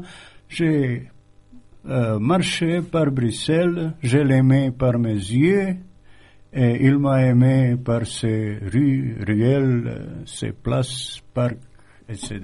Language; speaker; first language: French; non-native, fluent; Croatian